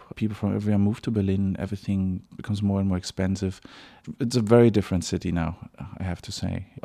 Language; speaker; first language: English; non-native, fluent; German